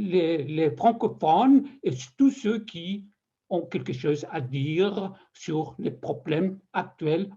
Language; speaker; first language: French; non-native, fluent; Persian